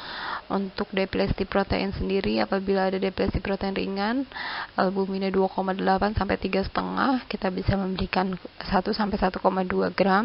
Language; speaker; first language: Indonesian; native; Indonesian